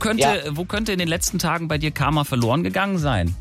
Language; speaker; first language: German; native; German